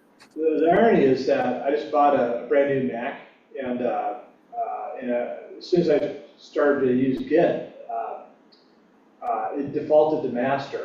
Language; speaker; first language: English; native; English